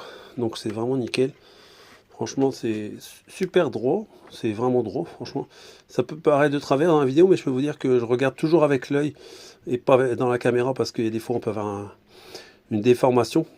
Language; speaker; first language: French; native; French